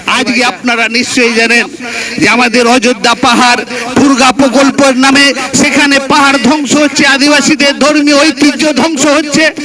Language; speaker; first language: Bangla; non-native, local second language; Santali